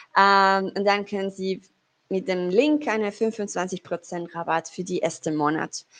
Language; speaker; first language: German; non-native, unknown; Spanish